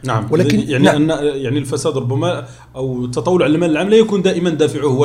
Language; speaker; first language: Arabic; native; Arabic